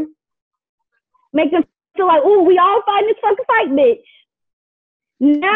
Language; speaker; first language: English; native; English